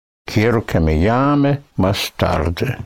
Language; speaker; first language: Spanish; non-native, fluent; English